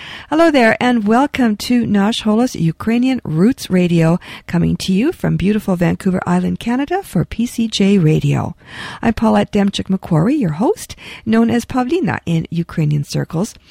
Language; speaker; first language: English; early bilingual, other home language; Ukrainian